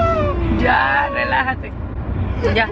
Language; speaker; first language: Spanish; native; Spanish